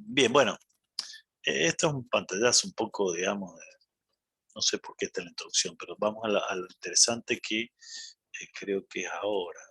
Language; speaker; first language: Spanish; native; Spanish